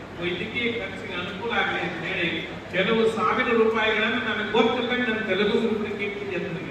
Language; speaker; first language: Kannada; native; Kannada